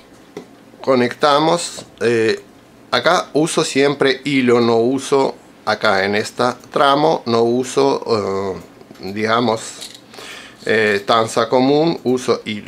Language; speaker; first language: Spanish; non-native, fluent; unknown